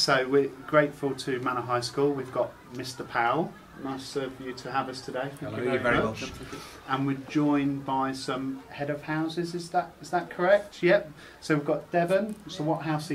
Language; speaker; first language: English; native; English